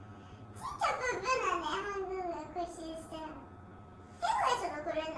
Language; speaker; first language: Korean; non-native, fluent; Japanese